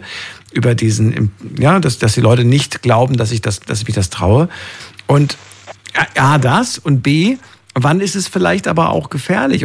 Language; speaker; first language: German; native; German